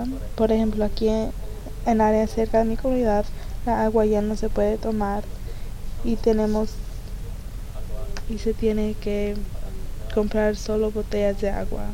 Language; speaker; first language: Spanish; early bilingual, heritage; Spanish